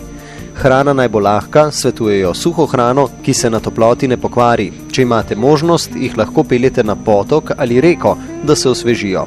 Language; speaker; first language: Slovenian; native; Slovenian